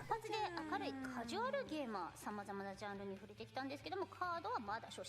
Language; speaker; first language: Japanese; native; Japanese